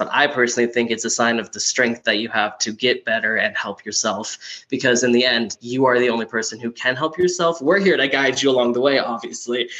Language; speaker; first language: English; native; English